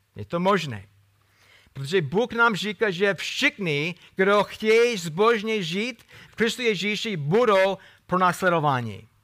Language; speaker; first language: Czech; non-native, fluent; English